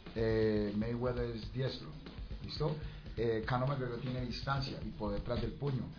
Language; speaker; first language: Spanish; native; Spanish